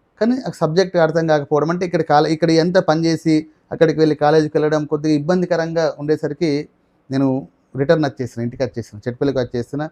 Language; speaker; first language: Telugu; non-native, local second language; Marathi